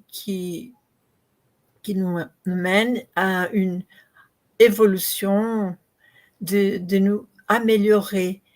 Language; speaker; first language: French; non-native, learner; Portuguese